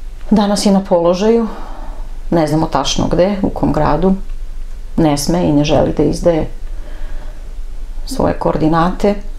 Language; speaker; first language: Serbian; non-native, fluent; Armenian